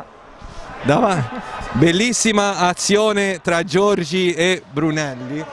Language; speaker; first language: Italian; native; Italian